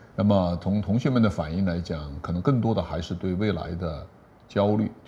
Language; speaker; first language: Chinese; native; Chinese